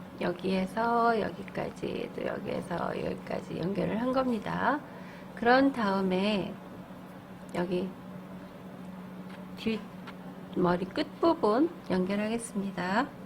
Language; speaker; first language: Korean; native; Korean